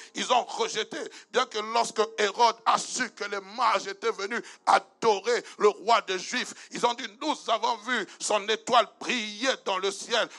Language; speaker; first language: French; non-native, local second language; Lingala